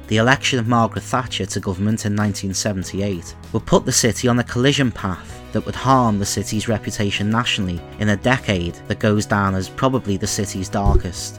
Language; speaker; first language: English; native; English